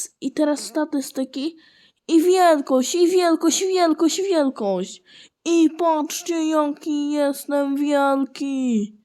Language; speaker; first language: Polish; native; Polish